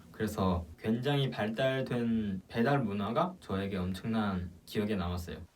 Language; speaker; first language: Korean; non-native, fluent; Chinese